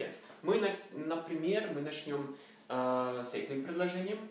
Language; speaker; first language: Russian; non-native, learner; Norwegian